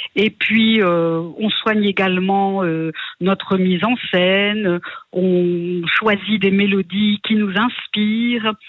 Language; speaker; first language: French; native; French